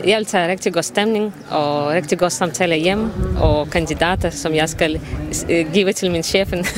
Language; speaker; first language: Danish; non-native, learner; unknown